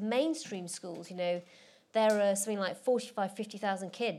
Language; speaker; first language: English; native; English